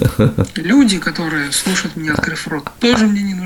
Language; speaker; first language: Russian; native; Russian